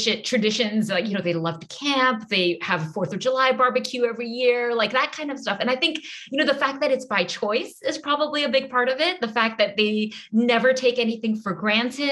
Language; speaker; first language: English; native; English